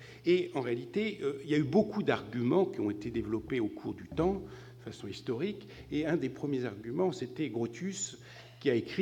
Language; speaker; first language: French; native; French